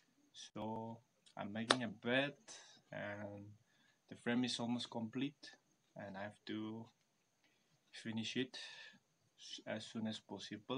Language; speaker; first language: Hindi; non-native, local second language; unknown